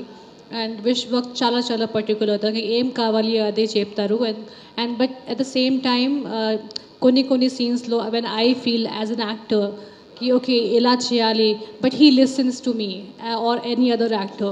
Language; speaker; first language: Telugu; non-native, local second language; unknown